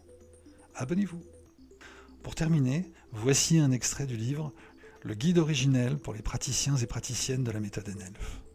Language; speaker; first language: French; native; French